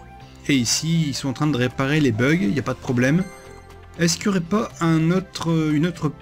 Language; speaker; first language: French; native; French